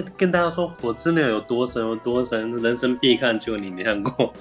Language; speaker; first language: Chinese; native; Chinese